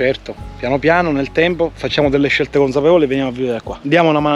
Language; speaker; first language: Italian; native; Italian